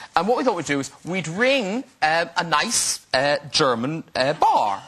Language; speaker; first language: English; native; English